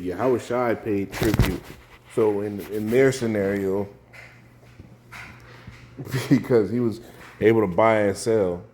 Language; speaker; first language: English; native; English